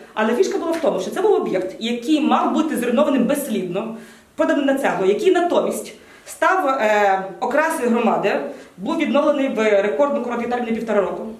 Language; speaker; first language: Ukrainian; native; Ukrainian